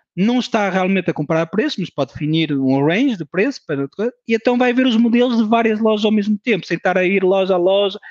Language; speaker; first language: Portuguese; early bilingual, heritage; French